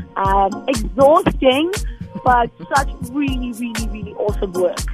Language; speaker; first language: English; non-native, local second language; Zulu